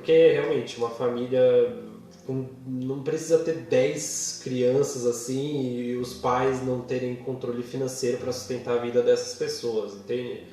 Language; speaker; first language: Portuguese; native; Portuguese